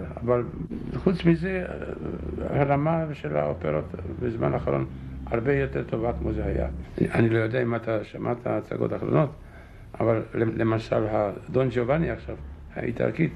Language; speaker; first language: Hebrew; non-native, fluent; German